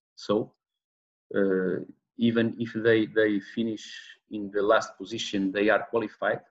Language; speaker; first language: English; non-native, learner; Portuguese